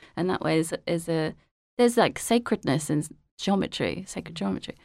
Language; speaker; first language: English; native; English